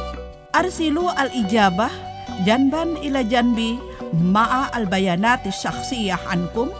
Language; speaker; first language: Arabic; non-native, fluent; Indonesian